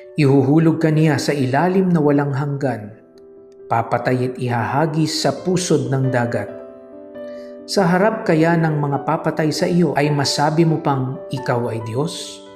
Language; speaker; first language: Filipino; native; Filipino